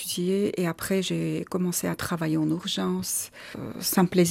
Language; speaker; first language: French; non-native, learner; Armenian